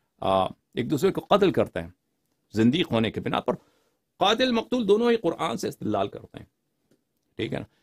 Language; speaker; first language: Urdu; non-native, fluent; Persian